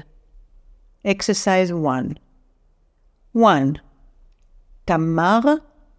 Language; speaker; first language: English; non-native, fluent; Hebrew